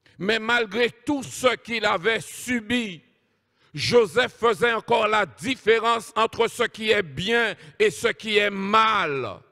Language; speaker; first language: French; native; French